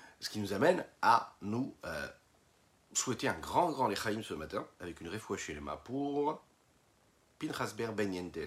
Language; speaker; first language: French; native; French